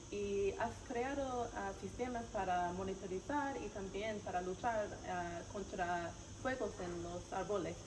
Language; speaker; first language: Spanish; non-native, learner; English